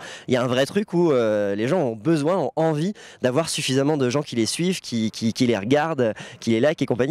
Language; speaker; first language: French; native; French